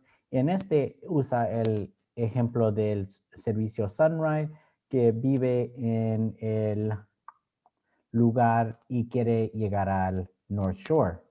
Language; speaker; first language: Spanish; early bilingual, other home language; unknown